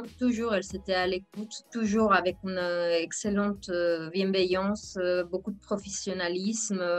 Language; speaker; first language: French; non-native, fluent; Spanish